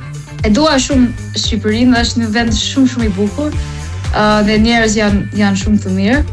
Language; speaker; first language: Albanian; early bilingual, heritage; English